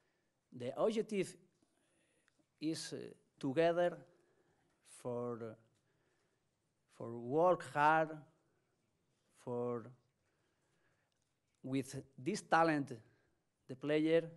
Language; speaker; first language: English; non-native, learner; Spanish